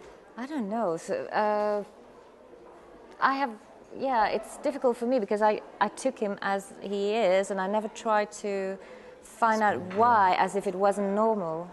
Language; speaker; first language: English; non-native, fluent; French